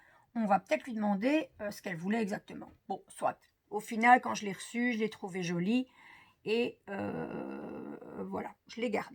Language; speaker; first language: French; native; French